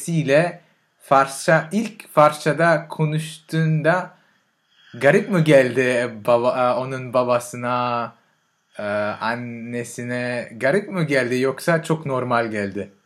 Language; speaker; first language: Turkish; non-native, fluent; French